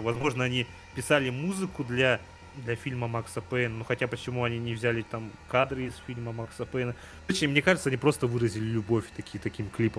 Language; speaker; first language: Russian; native; Russian